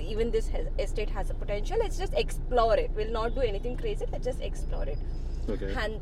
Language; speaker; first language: English; non-native, local second language; Kannada